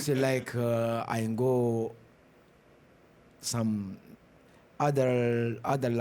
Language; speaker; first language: English; non-native, learner; Bambara